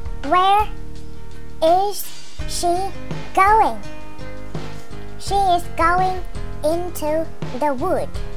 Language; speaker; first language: English; non-native, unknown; Vietnamese